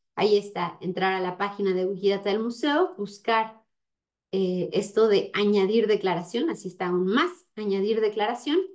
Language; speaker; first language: Spanish; native; Spanish